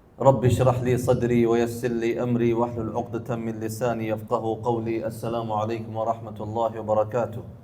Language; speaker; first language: Malay; non-native, learner; Arabic